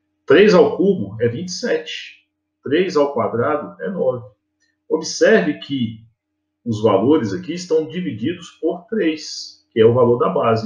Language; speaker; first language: Portuguese; native; Portuguese